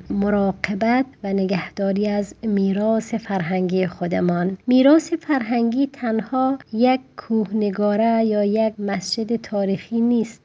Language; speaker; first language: Persian; native; Persian